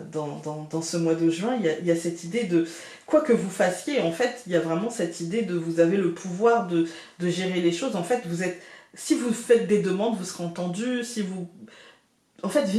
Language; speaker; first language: French; native; French